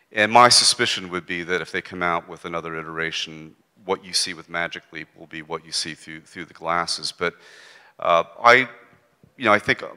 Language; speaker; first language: English; native; English